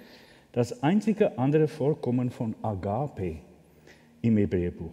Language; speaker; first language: German; non-native, fluent; Afrikaans